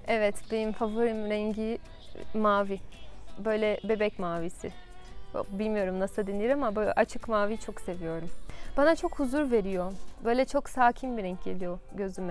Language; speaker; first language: Turkish; non-native, fluent; Portuguese